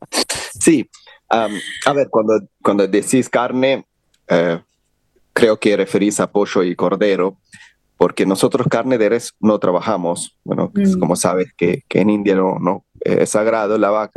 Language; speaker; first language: Spanish; non-native, fluent; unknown